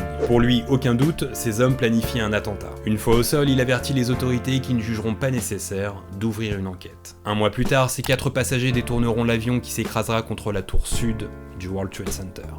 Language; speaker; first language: French; native; French